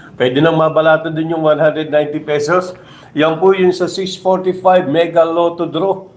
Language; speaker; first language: Filipino; native; Filipino